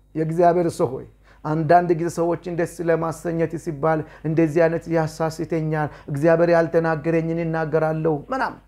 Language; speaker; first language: Amharic; non-native, local second language; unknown